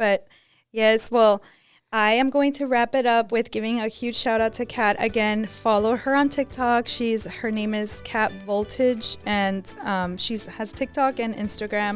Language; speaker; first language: English; early bilingual, other home language; Spanish